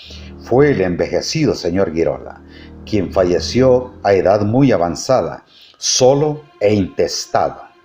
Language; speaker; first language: Spanish; native; Spanish